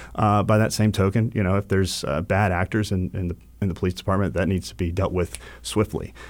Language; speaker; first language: English; native; English